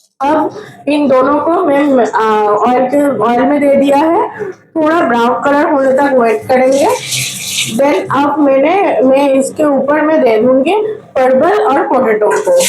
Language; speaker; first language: Hindi; non-native, local second language; Bangla